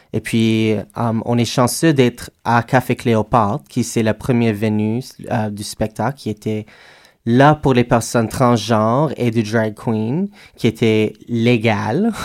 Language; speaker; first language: French; native; French